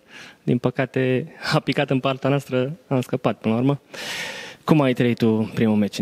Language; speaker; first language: Romanian; native; Romanian